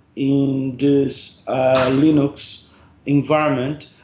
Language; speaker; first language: English; non-native, fluent; Portuguese